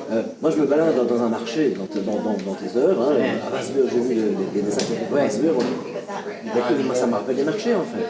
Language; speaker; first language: French; native; French